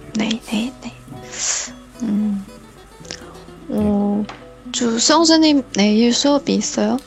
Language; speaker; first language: Korean; early bilingual, heritage; Korean